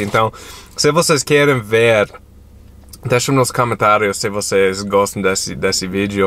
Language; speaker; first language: Portuguese; non-native, fluent; English